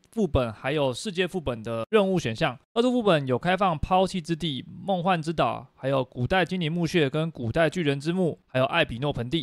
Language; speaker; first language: Chinese; native; Chinese